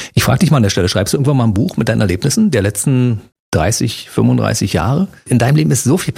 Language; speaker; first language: German; native; German